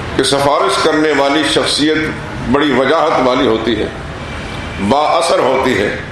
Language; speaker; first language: Urdu; native; Urdu